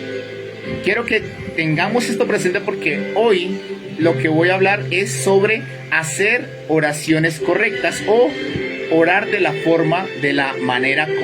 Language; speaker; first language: Spanish; native; Spanish